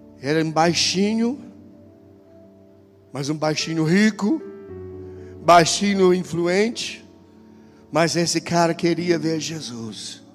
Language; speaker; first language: Portuguese; non-native, fluent; English